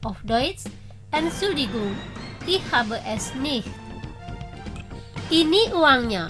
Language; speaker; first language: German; non-native, fluent; Indonesian